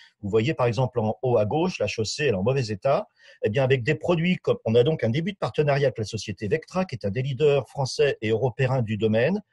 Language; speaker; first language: French; native; French